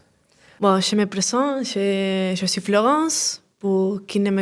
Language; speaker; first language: French; non-native, learner; Spanish